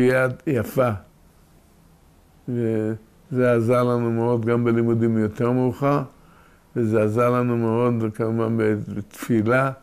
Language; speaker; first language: Hebrew; early bilingual, other home language; Yiddish